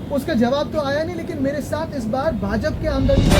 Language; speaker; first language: Hindi; non-native, local second language; Marathi